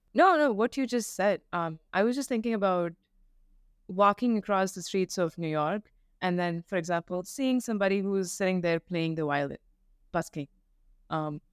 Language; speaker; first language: English; non-native, local second language; Tamil